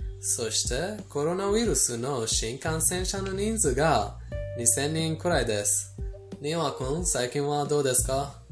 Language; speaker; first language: Japanese; non-native, fluent; Persian